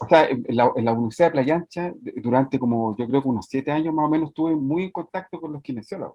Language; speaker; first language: Spanish; native; Spanish